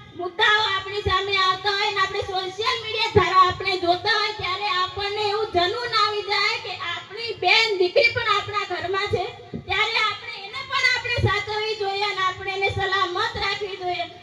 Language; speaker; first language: Gujarati; non-native, local second language; Rathawi